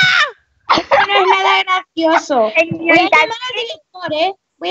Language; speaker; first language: Spanish; native; Spanish